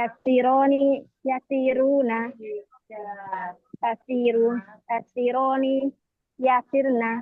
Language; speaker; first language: Arabic; non-native, learner; Indonesian